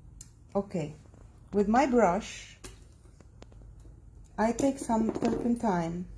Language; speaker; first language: English; non-native, fluent; Arabic